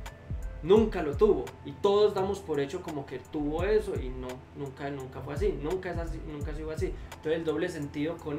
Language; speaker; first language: Spanish; native; Spanish